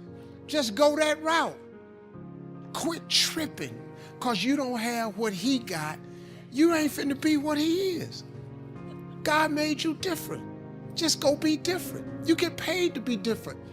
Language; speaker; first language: English; native; English